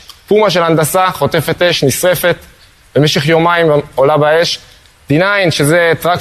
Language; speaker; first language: Hebrew; native; Hebrew